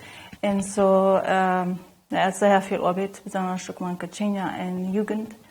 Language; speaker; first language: German; non-native, local second language; Plautdietsch